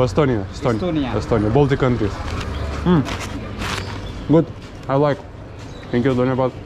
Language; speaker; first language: English; non-native, learner; Lithuanian